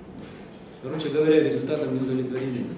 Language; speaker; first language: Russian; native; Russian